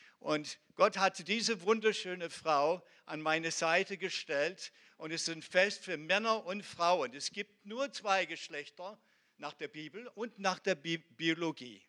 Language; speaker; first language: German; non-native, fluent; Hebrew